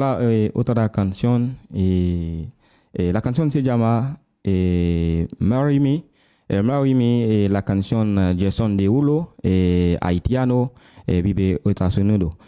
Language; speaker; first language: Spanish; non-native, learner; Haitian Creole